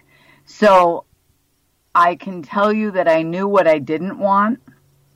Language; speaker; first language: English; native; English